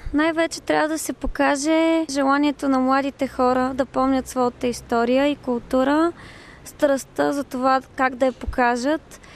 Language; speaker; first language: Bulgarian; native; Bulgarian